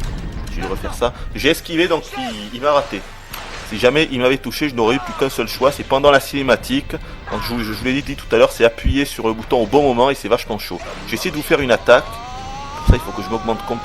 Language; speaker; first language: French; native; French